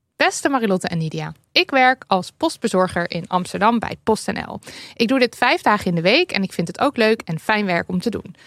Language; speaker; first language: Dutch; native; Dutch